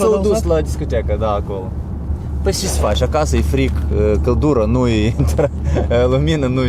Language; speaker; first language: Romanian; non-native, learner; Ukrainian